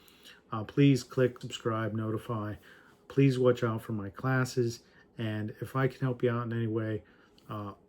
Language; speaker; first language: English; native; English